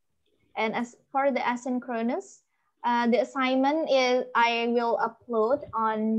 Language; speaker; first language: English; non-native, learner; Indonesian